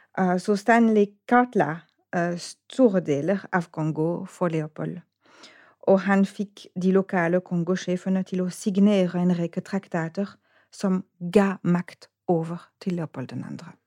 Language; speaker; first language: Norwegian; non-native, fluent; French